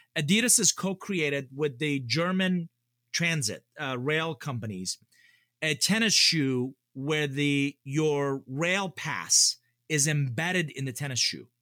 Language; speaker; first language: English; early bilingual, other home language; Persian